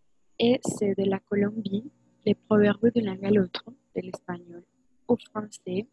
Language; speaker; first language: French; non-native, learner; Spanish